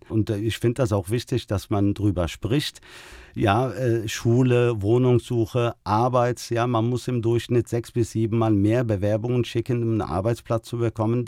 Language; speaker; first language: German; early bilingual, other home language; Turkish